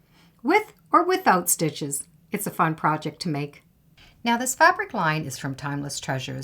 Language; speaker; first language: English; native; English